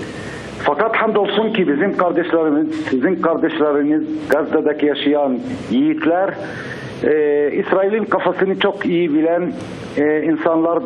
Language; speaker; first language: Turkish; non-native, fluent; Arabic